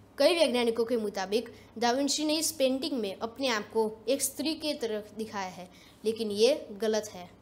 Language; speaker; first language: Hindi; non-native, local second language; Gujarati